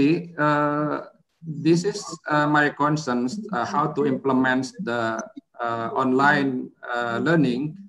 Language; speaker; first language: English; non-native, learner; Indonesian